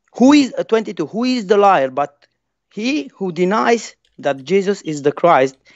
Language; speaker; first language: English; non-native, fluent; Romanian